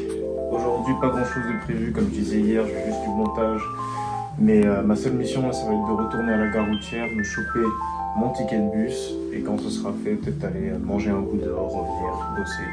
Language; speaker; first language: French; native; French